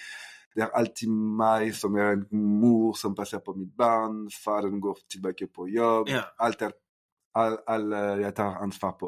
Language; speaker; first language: Norwegian; non-native, fluent; French